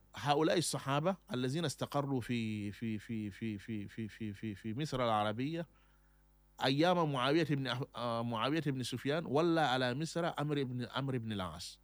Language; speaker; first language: Arabic; non-native, fluent; Fula